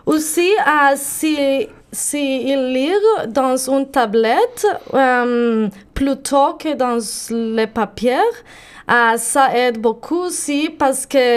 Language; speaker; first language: French; non-native, learner; Spanish